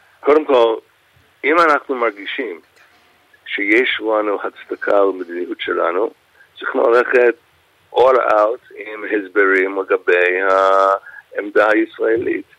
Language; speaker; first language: Hebrew; non-native, fluent; English